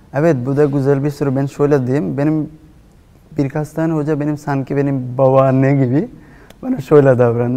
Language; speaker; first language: Turkish; non-native, fluent; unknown